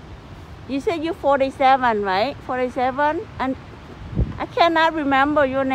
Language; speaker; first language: English; non-native, learner; Vietnamese